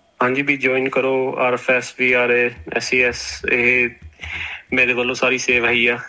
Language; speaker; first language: Punjabi; early bilingual, heritage; Punjabi